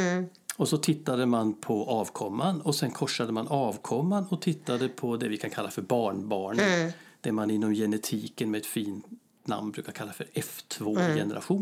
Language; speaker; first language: Swedish; native; Swedish